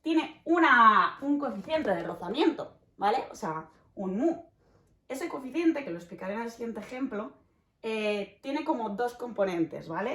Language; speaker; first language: Spanish; native; Spanish